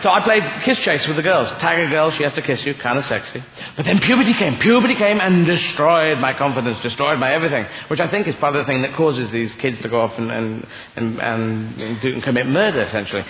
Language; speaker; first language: English; native; English